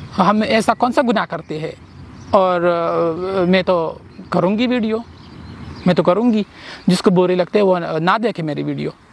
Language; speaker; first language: Urdu; non-native, local second language; Pashto